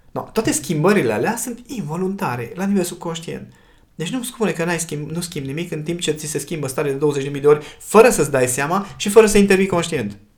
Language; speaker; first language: Romanian; native; Romanian